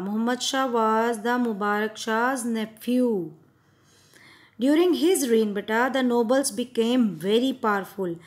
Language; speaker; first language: English; non-native, local second language; Hindi